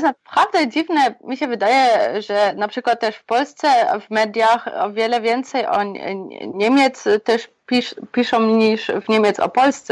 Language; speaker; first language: Polish; early bilingual, other home language; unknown